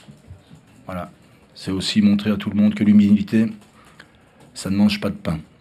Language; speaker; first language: French; native; French